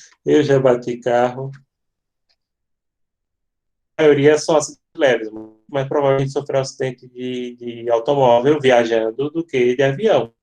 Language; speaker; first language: Portuguese; native; Portuguese